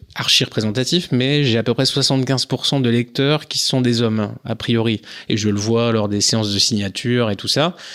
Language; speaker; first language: French; native; French